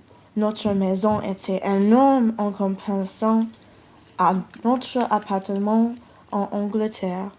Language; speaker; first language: French; non-native, learner; English